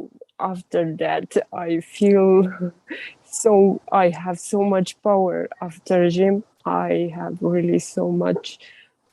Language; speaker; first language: English; non-native, learner; Russian